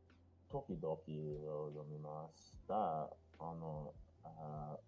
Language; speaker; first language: Japanese; non-native, learner; English